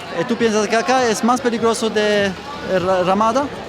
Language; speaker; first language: Spanish; non-native, learner; German